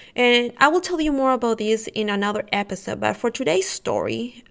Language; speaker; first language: English; non-native, fluent; Spanish